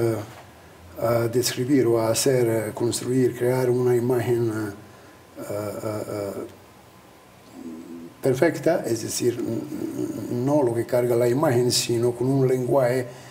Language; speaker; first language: Spanish; non-native, fluent; Albanian